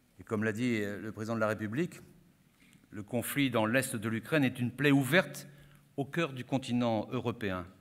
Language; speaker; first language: French; native; French